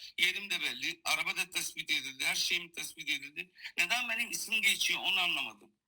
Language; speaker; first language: Turkish; non-native, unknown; Kurdish